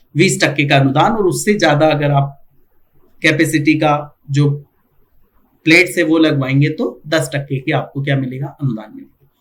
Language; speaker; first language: Hindi; non-native, local second language; Marathi